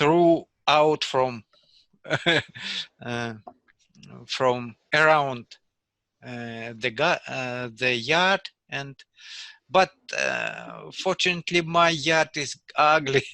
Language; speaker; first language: English; non-native, learner; Russian